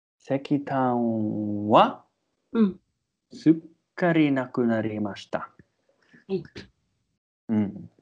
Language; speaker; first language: Japanese; non-native, learner; English